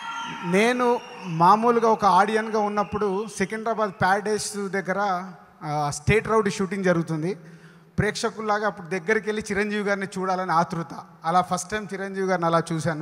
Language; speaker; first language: Telugu; native; Telugu